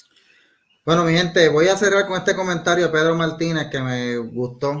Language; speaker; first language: Spanish; native; Spanish